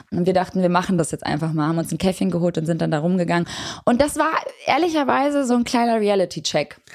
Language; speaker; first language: German; early bilingual, other home language; Albanian